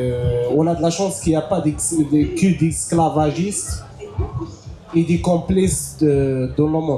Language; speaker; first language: French; non-native, learner; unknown